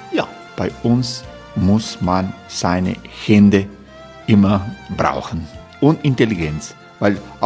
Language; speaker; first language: German; non-native, learner; Croatian